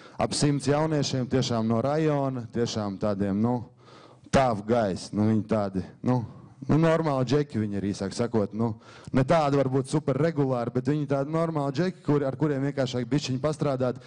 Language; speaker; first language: Latvian; native; Latvian